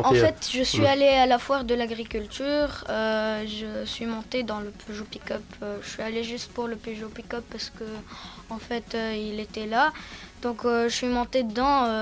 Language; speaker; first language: French; non-native, local second language; Arabic